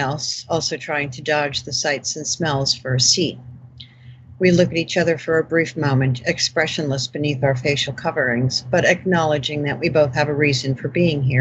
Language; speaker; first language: English; native; English